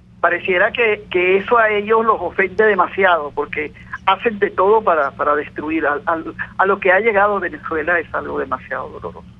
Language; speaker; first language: Spanish; native; Spanish